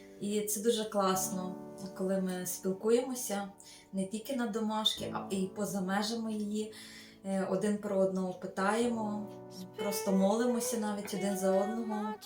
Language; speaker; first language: Ukrainian; native; Ukrainian